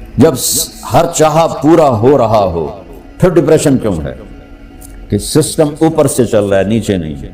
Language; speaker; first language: Urdu; non-native, local second language; Punjabi